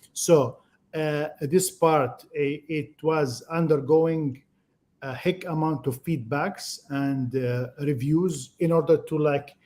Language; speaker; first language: English; non-native, fluent; Arabic